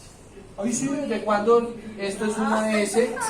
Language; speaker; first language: Spanish; native; Spanish